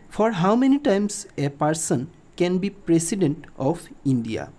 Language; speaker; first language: English; non-native, local second language; Assamese